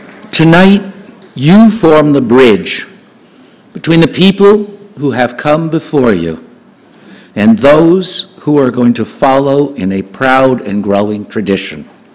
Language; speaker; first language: English; native; English